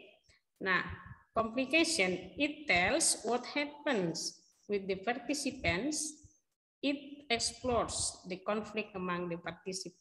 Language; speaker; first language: English; non-native, learner; Indonesian